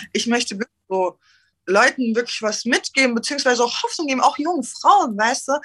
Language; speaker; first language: German; early bilingual, other home language; Turkish